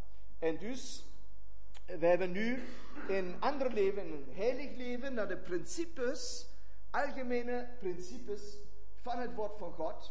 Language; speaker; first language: Dutch; non-native, fluent; German